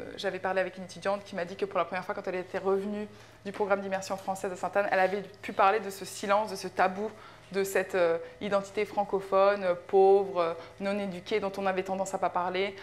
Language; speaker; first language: French; native; French